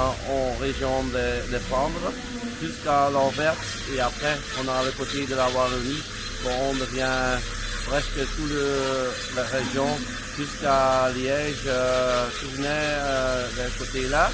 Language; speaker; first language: French; non-native, local second language; Dutch